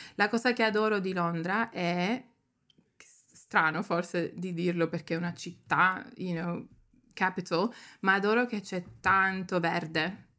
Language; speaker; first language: Italian; early bilingual, heritage; Italian